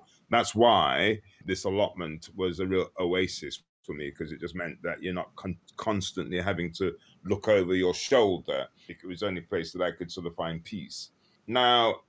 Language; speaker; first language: English; native; English